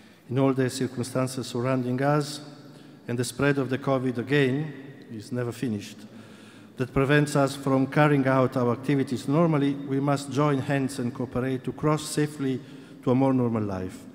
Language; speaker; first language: English; non-native, fluent; Italian